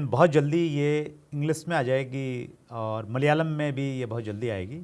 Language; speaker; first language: Hindi; native; Hindi